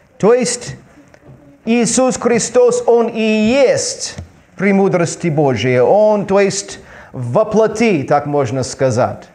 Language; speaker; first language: Russian; non-native, learner; English